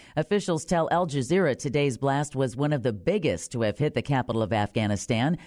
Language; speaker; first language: English; native; English